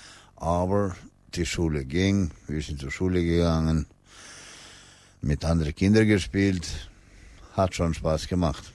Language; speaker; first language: German; non-native, fluent; Albanian